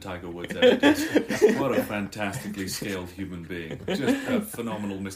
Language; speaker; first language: English; native; English